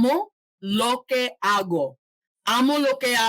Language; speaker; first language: Spanish; non-native, fluent; English